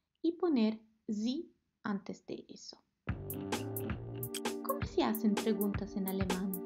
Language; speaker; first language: Spanish; non-native, fluent; Italian